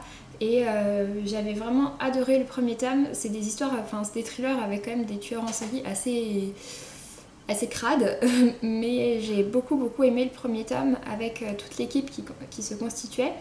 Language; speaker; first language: French; native; French